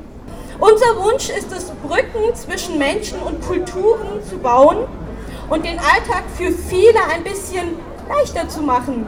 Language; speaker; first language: German; early bilingual, other home language; Turkish